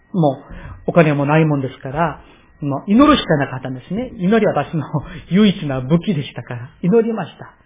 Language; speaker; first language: Japanese; non-native, fluent; Korean